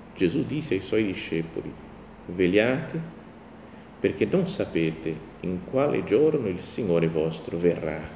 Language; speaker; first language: Italian; non-native, fluent; Portuguese